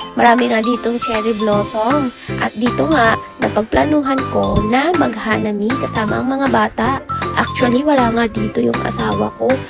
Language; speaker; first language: Filipino; native; Filipino